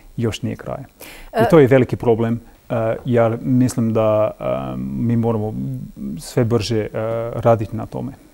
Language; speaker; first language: Croatian; non-native, fluent; English